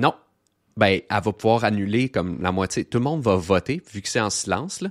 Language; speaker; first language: French; native; French